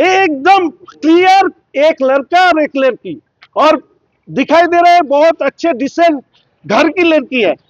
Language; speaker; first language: Hindi; non-native, local second language; Bangla